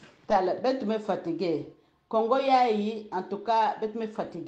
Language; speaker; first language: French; non-native, local second language; Lingala